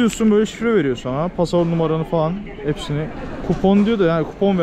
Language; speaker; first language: Turkish; native; Turkish